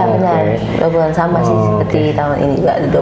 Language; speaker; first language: Indonesian; native; Indonesian